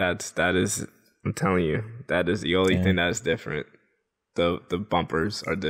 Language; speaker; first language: English; native; English